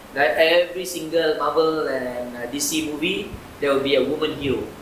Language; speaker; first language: English; non-native, local second language; Malay